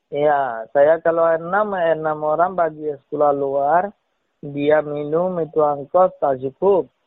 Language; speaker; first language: Malay; non-native, learner; Rohingya